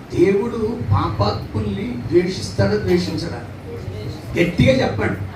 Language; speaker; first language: Telugu; non-native, local second language; Tamil